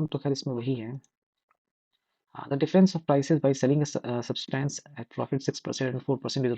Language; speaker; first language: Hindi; native; Hindi